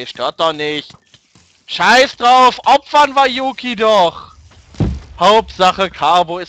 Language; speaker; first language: German; native; German